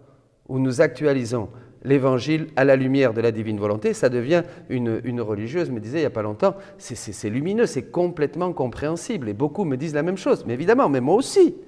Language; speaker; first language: French; native; French